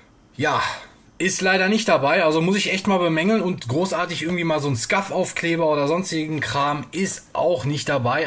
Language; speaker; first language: German; native; German